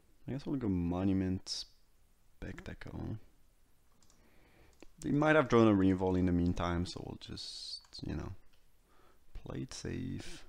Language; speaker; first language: English; non-native, fluent; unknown